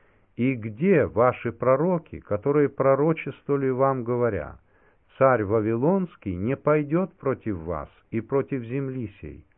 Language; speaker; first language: Russian; native; Russian